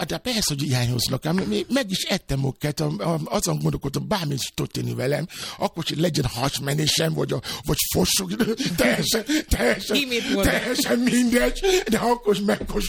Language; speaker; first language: Hungarian; non-native, fluent; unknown